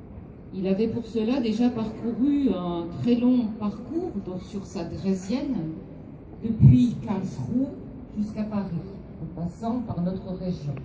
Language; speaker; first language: French; native; French